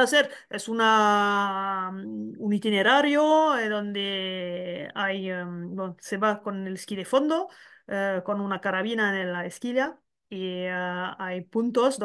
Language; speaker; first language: Spanish; non-native, learner; French